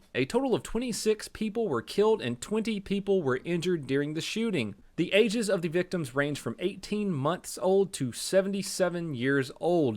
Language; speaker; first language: English; native; English